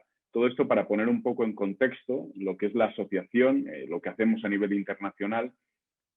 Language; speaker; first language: Spanish; native; Spanish